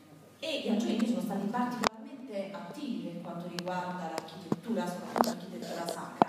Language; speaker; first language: Italian; native; Italian